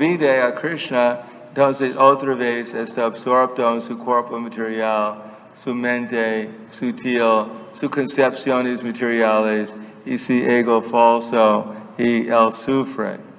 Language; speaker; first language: Spanish; non-native, fluent; English